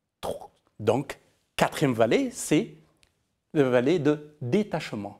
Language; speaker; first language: French; non-native, fluent; Persian